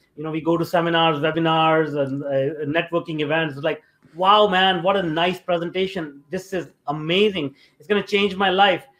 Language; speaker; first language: English; non-native, local second language; Hindi